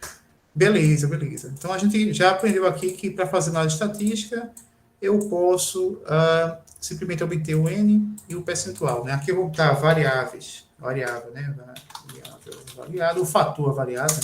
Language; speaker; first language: Portuguese; native; Portuguese